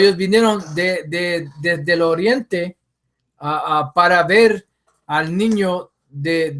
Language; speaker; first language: Spanish; early bilingual, heritage; English